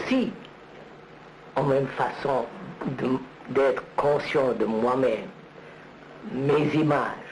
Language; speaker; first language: French; non-native, learner; Telugu